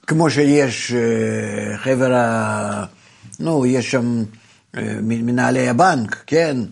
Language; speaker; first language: Hebrew; non-native, fluent; Russian